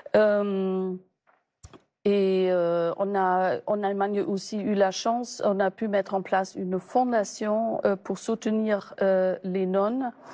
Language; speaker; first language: French; non-native, fluent; German